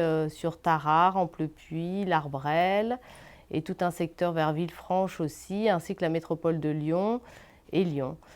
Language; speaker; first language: French; native; French